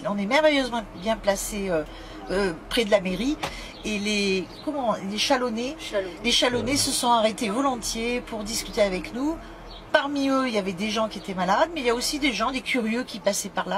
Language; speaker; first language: French; native; French